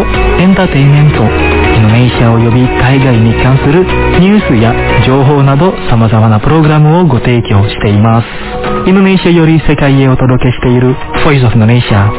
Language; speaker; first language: Japanese; non-native, fluent; Indonesian